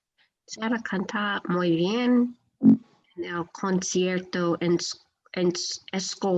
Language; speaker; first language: Spanish; non-native, learner; English